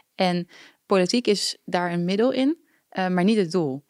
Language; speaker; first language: Dutch; native; Dutch